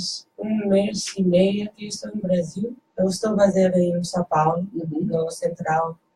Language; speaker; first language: Portuguese; non-native, learner; Dutch